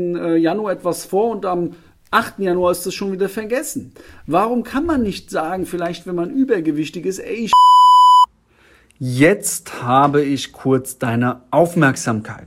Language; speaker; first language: German; native; German